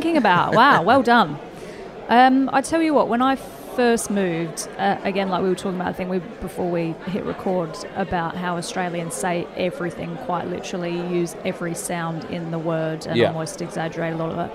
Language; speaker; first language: English; native; English